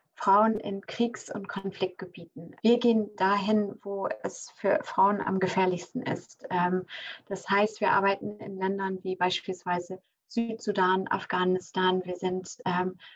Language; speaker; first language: German; early bilingual, other home language; English